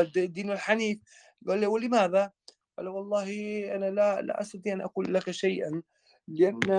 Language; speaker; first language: Arabic; non-native, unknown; Albanian